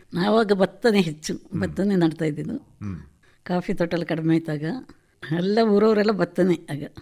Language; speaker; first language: Kannada; non-native, local second language; Kodava